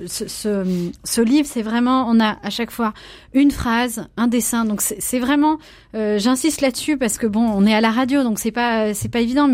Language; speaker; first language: French; native; French